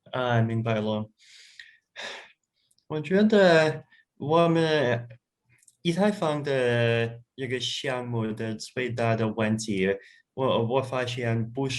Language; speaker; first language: Chinese; non-native, fluent; Russian